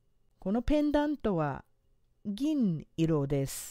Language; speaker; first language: Japanese; non-native, fluent; English